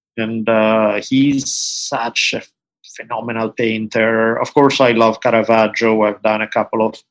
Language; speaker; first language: English; non-native, fluent; Italian